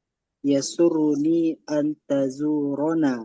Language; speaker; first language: Arabic; non-native, learner; Indonesian